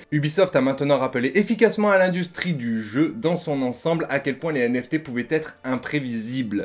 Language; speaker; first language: French; native; French